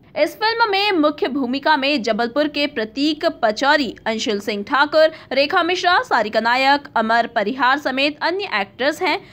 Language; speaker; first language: Hindi; native; Hindi